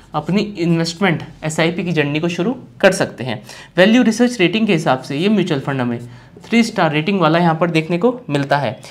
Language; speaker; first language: Hindi; native; Hindi